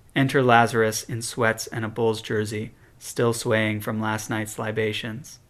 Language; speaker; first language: English; native; English